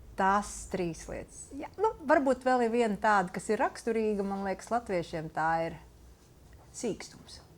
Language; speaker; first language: Latvian; non-native, local second language; Russian